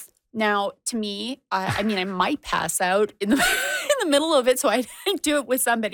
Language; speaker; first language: English; native; English